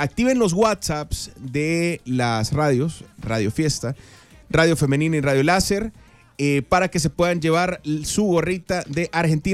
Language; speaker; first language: Spanish; native; Spanish